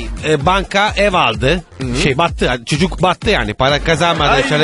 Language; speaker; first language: Turkish; non-native, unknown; Italian